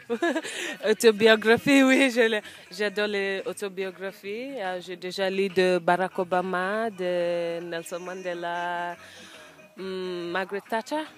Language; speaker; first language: French; non-native, learner; English